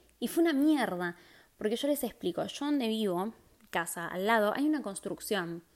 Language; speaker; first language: Spanish; native; Spanish